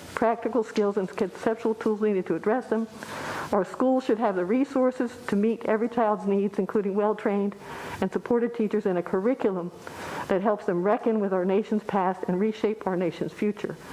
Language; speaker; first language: English; native; English